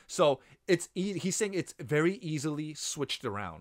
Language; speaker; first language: English; native; English